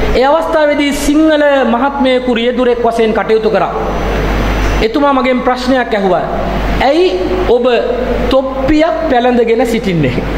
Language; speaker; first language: Sinhala; non-native, local second language; Tamil